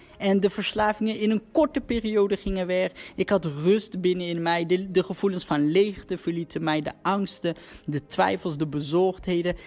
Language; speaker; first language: Dutch; early bilingual, other home language; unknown